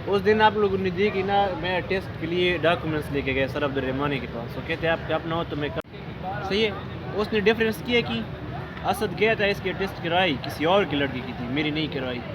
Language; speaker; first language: Urdu; non-native, local second language; Pashto